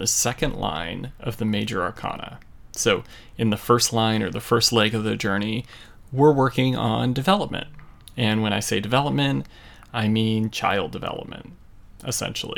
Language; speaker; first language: English; native; English